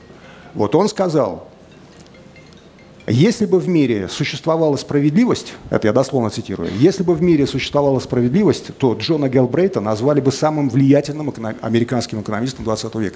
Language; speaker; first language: Russian; native; Russian